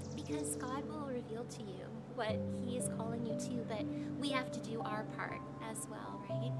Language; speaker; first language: English; native; English